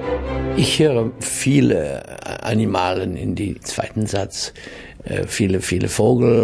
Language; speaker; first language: German; non-native, learner; English